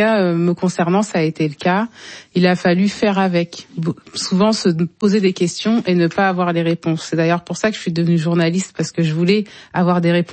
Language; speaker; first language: French; native; French